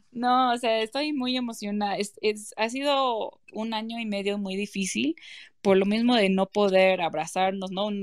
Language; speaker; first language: Spanish; non-native, fluent; English